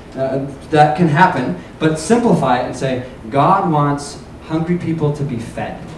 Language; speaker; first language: English; native; English